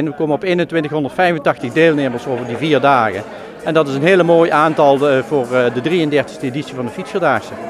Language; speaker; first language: Dutch; native; Dutch